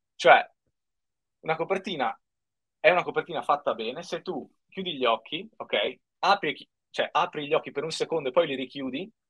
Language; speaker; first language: Italian; native; Italian